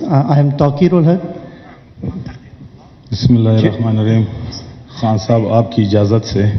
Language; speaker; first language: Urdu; non-native, local second language; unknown